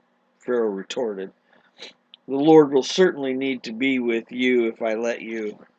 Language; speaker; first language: English; native; English